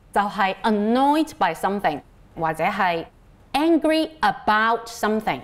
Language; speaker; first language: English; non-native, local second language; Cantonese